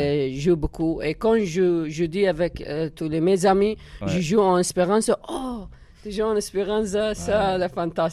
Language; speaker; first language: French; non-native, learner; Arabic